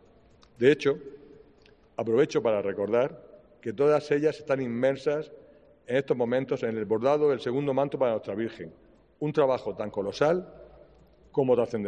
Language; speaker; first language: Spanish; native; Spanish